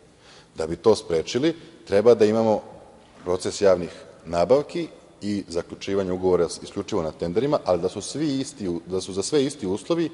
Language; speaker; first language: Serbian; native; Serbian